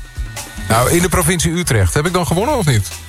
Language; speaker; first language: Dutch; native; Dutch